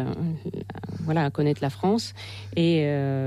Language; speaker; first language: French; non-native, fluent; Russian